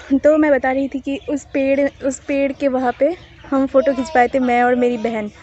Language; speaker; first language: Hindi; non-native, local second language; Assamese